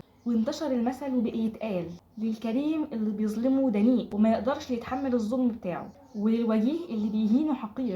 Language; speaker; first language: Arabic; native; Arabic